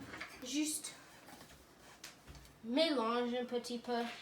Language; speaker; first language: French; non-native, learner; English